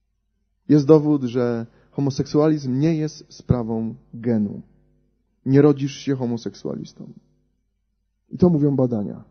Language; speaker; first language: Polish; native; Polish